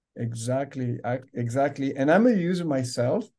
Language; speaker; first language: English; non-native, fluent; French